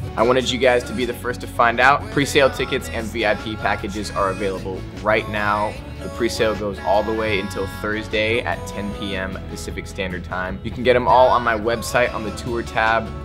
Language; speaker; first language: English; native; English